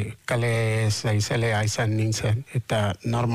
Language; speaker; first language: Basque; non-native, learner; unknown